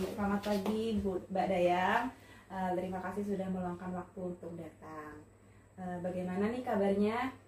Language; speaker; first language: Indonesian; native; Indonesian